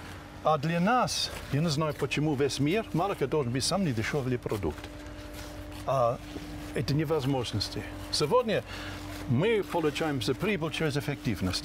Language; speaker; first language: Russian; non-native, fluent; English